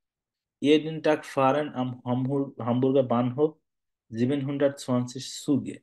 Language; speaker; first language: German; non-native, fluent; Bangla